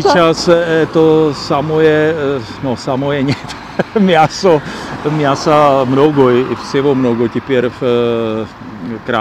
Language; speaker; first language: Russian; non-native, learner; Czech